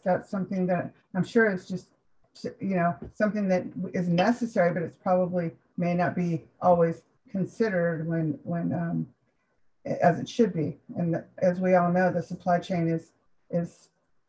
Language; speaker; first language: English; native; English